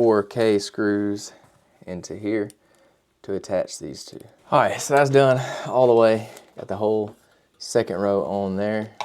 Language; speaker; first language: English; native; English